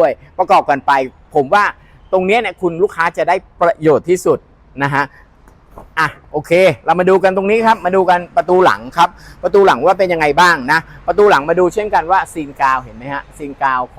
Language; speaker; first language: Thai; native; Thai